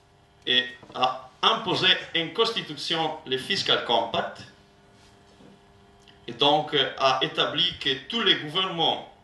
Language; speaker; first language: French; non-native, learner; Italian